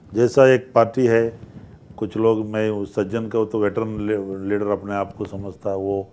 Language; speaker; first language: Hindi; non-native, local second language; Telugu